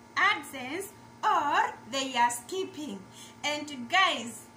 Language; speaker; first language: English; non-native, local second language; Kamba